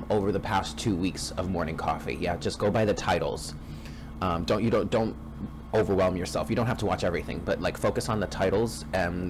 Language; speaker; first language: English; native; English